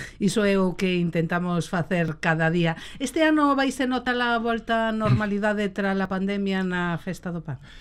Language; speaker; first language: Galician; native; Galician